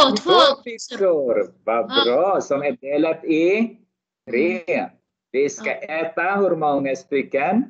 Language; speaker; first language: Swedish; non-native, learner; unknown